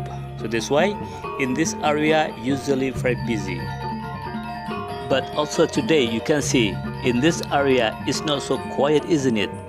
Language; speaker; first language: English; non-native, learner; Indonesian